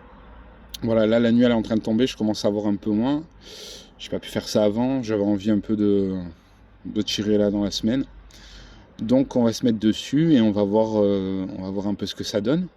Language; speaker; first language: French; native; French